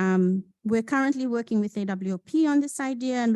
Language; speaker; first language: English; non-native, local second language; Fijian